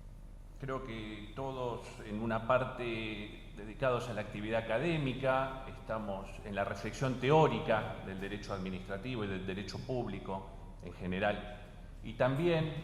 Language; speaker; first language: Spanish; native; Spanish